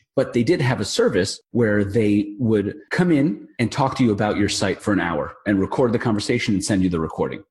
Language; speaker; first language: English; native; English